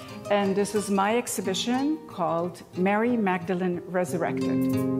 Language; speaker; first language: English; non-native, fluent; Romanian